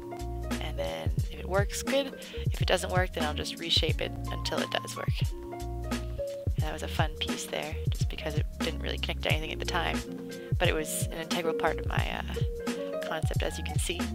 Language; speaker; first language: English; native; English